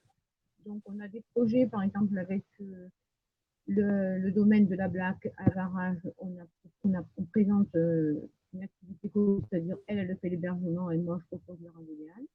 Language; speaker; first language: French; native; French